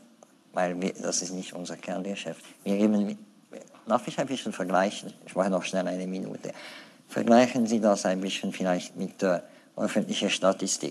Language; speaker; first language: German; non-native, fluent; French